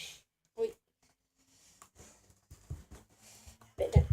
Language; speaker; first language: Spanish; native; Spanish